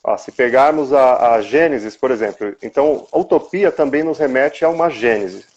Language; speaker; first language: Portuguese; native; Portuguese